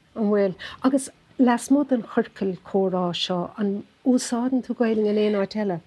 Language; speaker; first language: Irish; non-native, local second language; English